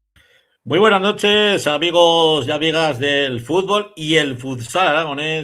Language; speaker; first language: Spanish; native; Spanish